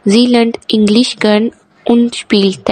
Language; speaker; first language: German; non-native, learner; Urdu